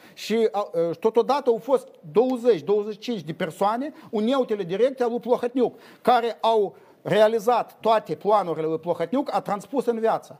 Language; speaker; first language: Romanian; native; Romanian